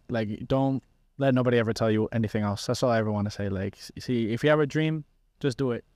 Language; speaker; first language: English; native; English